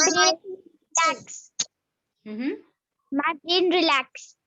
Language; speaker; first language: English; non-native, learner; Hindi